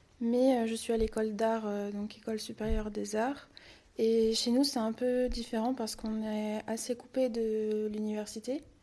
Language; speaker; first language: French; native; French